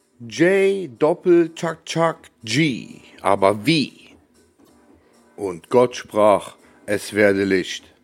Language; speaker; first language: German; native; German